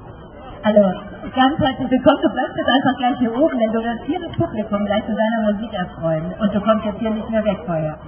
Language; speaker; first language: German; native; German